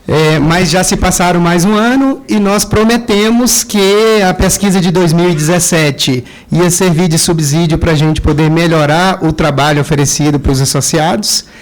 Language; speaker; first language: Portuguese; native; Portuguese